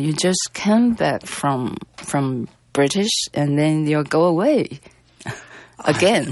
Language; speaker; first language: English; non-native, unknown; Chinese